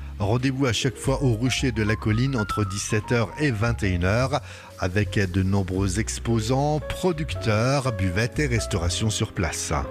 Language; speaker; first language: French; native; French